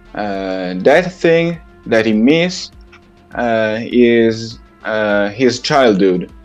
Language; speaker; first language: English; non-native, learner; Italian